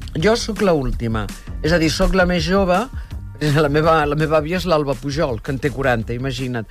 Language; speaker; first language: Catalan; early bilingual, heritage; Catalan